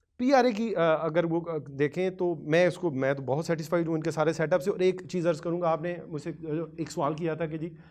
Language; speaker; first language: Urdu; non-native, local second language; Punjabi